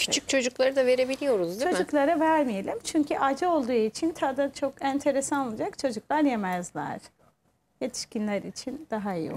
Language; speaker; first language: Turkish; non-native, fluent; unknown